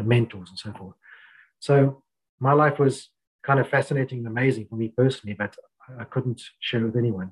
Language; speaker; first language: English; native; English